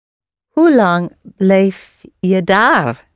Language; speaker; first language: Dutch; non-native, learner; English